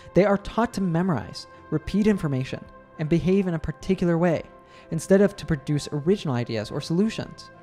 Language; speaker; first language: English; native; English